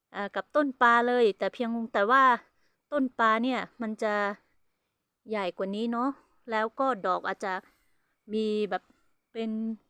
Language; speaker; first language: Thai; non-native, local second language; Hmong